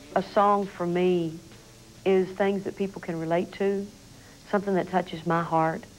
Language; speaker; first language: English; native; English